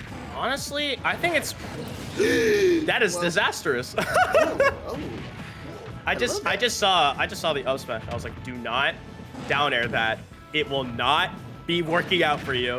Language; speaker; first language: English; native; English